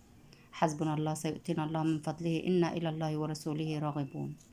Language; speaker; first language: Arabic; native; Arabic